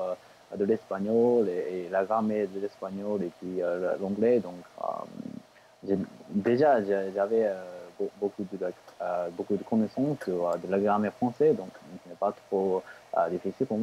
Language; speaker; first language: French; non-native, fluent; Japanese